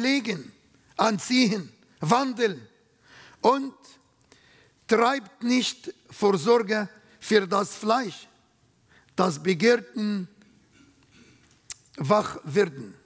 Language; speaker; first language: German; non-native, learner; Arabic